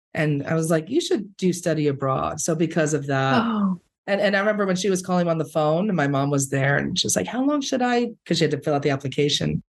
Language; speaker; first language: English; early bilingual, other home language; Spanish